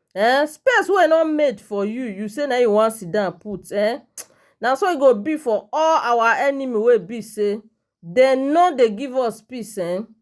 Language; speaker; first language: Nigerian Pidgin; non-native, local second language; Igbo